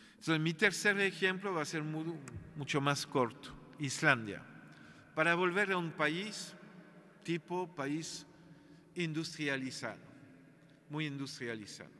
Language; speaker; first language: Spanish; non-native, fluent; French